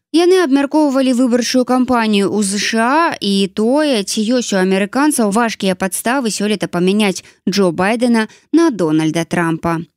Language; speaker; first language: Belarusian; native; Belarusian